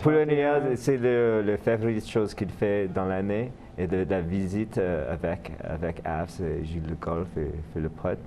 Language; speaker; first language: French; non-native, learner; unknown